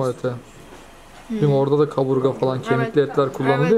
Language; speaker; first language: Turkish; native; Turkish